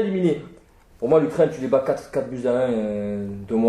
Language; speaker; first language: French; native; French